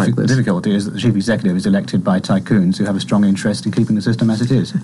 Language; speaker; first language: English; native; English